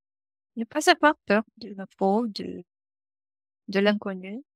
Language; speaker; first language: French; non-native, fluent; Romanian